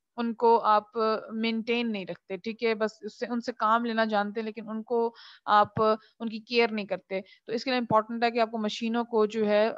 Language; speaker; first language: Urdu; non-native, local second language; Punjabi